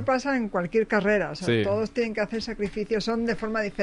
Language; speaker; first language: Spanish; native; Spanish